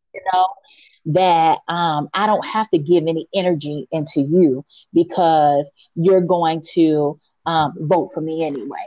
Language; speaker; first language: English; native; English